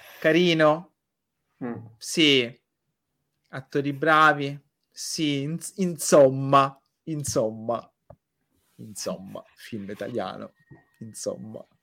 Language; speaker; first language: Italian; native; Italian